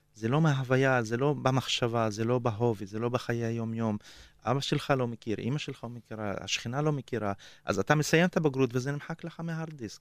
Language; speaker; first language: Hebrew; non-native, local second language; Arabic